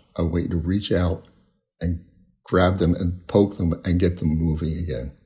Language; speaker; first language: English; native; English